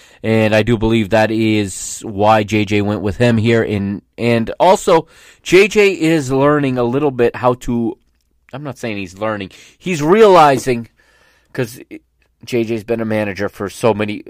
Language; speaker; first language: English; native; English